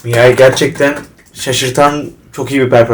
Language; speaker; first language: Turkish; native; Turkish